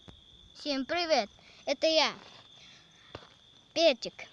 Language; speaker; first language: Russian; non-native, local second language; Kazakh